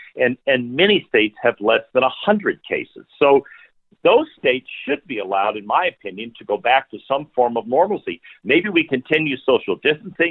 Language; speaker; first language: English; native; English